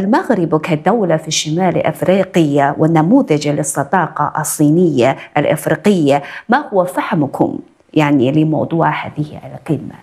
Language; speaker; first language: Arabic; non-native, fluent; Chinese